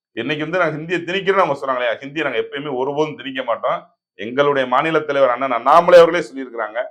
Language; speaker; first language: Tamil; native; Tamil